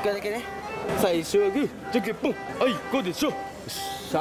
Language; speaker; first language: Japanese; native; Japanese